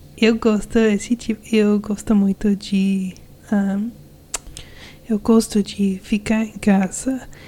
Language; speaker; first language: Portuguese; non-native, learner; English